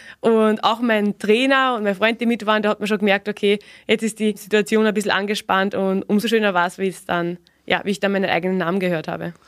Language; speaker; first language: German; native; German